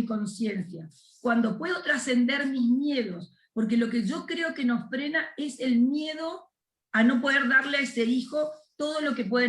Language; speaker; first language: Spanish; native; Spanish